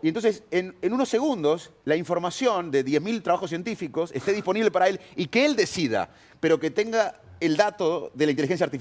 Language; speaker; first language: Spanish; native; Spanish